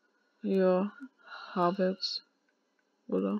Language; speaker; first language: German; native; German